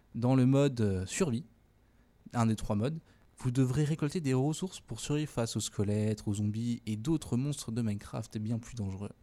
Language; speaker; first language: French; native; French